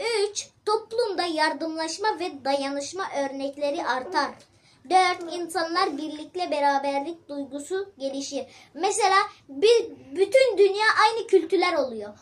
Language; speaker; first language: Turkish; early bilingual, other home language; Arabic